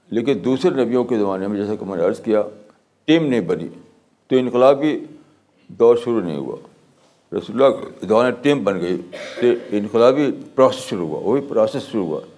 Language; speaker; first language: Urdu; native; Urdu